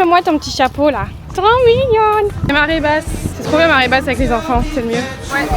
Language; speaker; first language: French; native; French